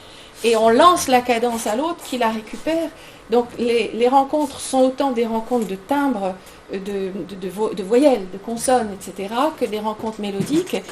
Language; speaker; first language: French; native; French